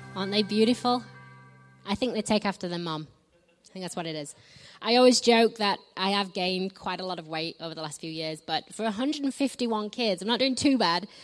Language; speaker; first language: English; native; English